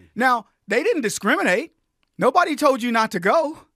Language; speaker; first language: English; native; English